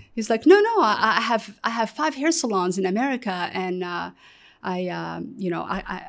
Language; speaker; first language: English; early bilingual, other home language; Arabic